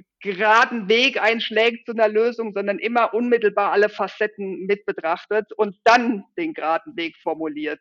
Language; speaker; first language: German; native; German